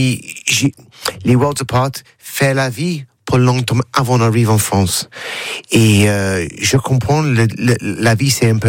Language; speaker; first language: French; non-native, learner; English